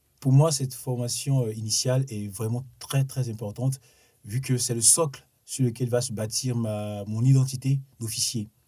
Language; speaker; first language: French; non-native, local second language; Sango